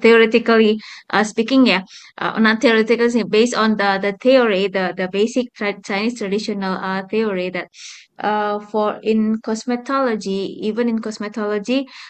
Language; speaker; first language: English; non-native, fluent; Indonesian